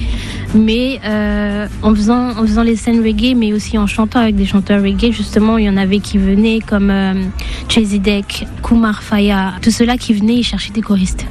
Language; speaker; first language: French; native; French